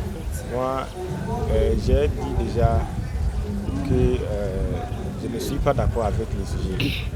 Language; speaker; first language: French; non-native, learner; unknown